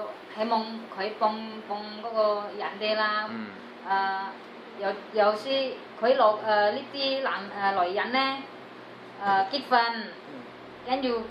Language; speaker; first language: Cantonese; non-native, learner; Indonesian